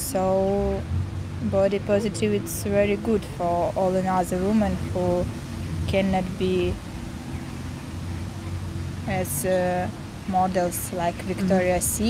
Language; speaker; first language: English; non-native, learner; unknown